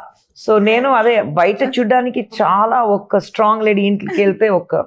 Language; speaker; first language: Telugu; non-native, fluent; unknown